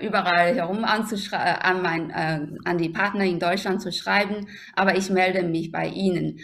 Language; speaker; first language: German; non-native, fluent; Chinese